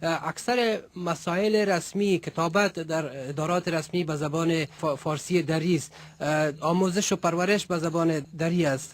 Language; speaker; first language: Persian; native; Persian